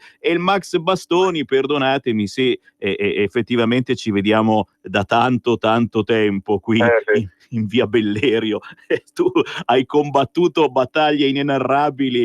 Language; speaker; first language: Italian; native; Italian